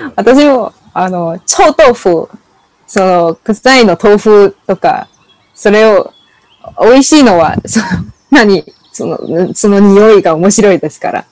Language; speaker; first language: Japanese; non-native, learner; English